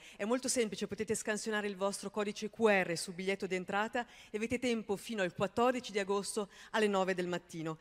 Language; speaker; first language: Italian; native; Italian